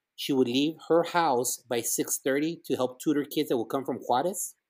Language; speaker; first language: English; early bilingual, other home language; Spanish